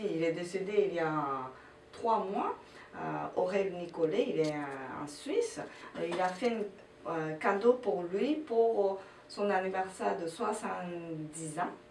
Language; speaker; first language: French; non-native, fluent; Japanese